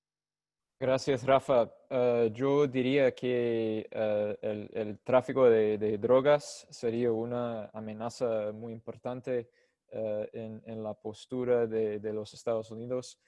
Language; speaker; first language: Spanish; non-native, fluent; English